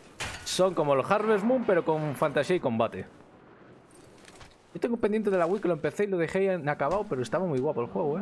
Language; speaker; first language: Spanish; native; Spanish